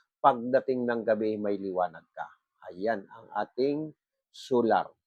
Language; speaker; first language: Filipino; non-native, local second language; Bikol